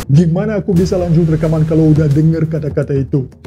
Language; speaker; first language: Indonesian; non-native, fluent; Russian